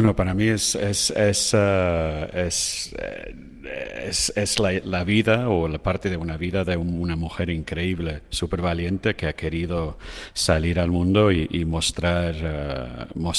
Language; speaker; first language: Spanish; non-native, fluent; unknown